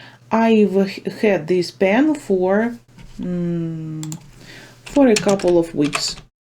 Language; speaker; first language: English; non-native, fluent; Ukrainian